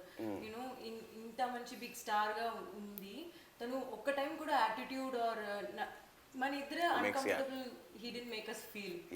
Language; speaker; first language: Telugu; non-native, learner; Tamil